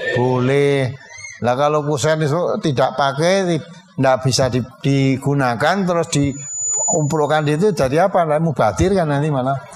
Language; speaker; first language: Indonesian; non-native, local second language; Javanese